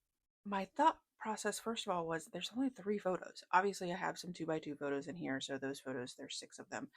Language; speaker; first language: English; native; English